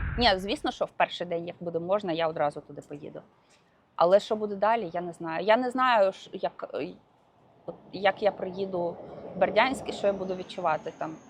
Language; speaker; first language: Ukrainian; non-native, local second language; Russian